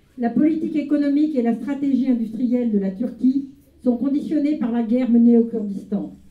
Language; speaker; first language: French; native; French